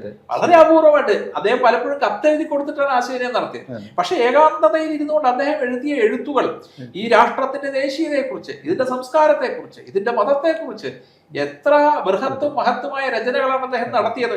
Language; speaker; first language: Malayalam; native; Malayalam